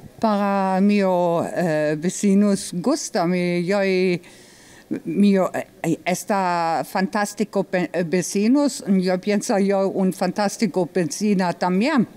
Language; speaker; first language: Spanish; non-native, learner; German